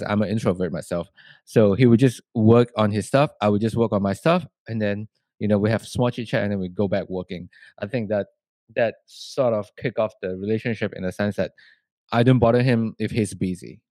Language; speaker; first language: English; non-native, local second language; Chinese